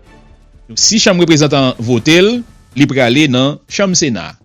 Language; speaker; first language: Haitian Creole; native; Haitian Creole